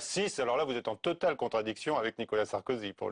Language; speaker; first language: French; native; French